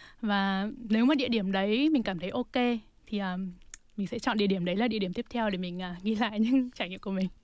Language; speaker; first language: Vietnamese; native; Vietnamese